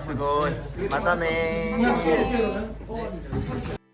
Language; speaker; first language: Japanese; non-native, fluent; Korean